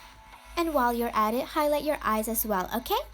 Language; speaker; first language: English; non-native, local second language; Malay